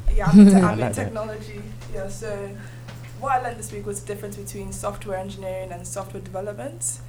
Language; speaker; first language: English; native; English